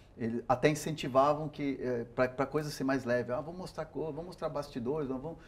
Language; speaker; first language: Portuguese; non-native, local second language; Spanish